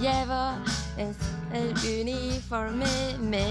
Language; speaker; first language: Spanish; non-native, learner; French